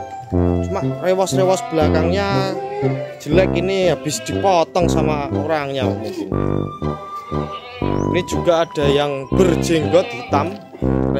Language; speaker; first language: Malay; non-native, local second language; Javanese